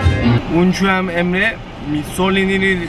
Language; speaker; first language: Albanian; non-native, learner; Turkish